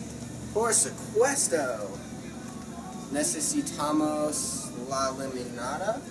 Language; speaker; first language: Spanish; non-native, learner; English